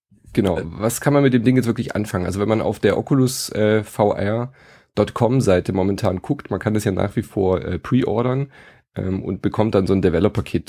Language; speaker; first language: German; native; German